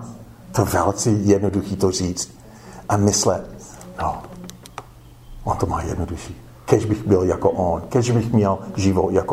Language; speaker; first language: Czech; non-native, fluent; English